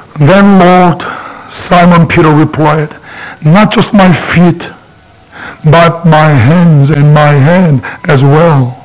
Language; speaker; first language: English; non-native, fluent; Korean